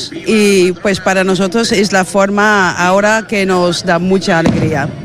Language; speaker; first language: Spanish; non-native, fluent; Dutch